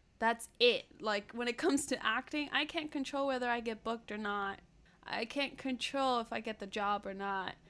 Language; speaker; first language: English; early bilingual, other home language; Spanish